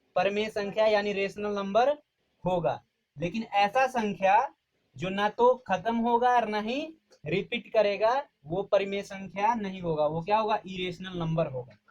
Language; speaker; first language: Hindi; native; Hindi